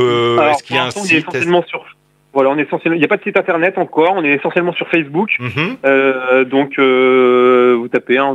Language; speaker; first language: French; native; French